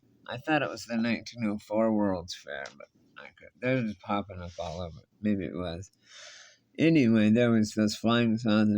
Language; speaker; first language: English; native; English